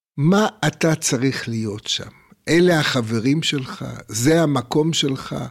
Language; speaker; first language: Hebrew; native; Hebrew